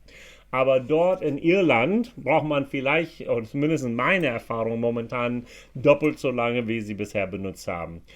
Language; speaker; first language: German; non-native, fluent; English